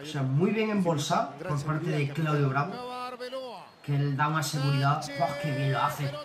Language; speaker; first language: Spanish; native; Spanish